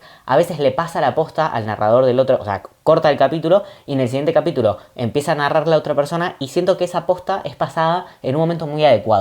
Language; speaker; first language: Spanish; native; Spanish